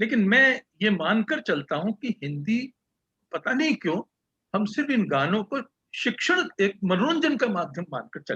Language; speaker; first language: Hindi; native; Hindi